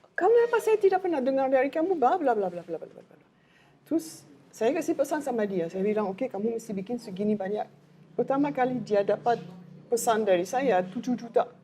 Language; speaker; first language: Indonesian; non-native, learner; French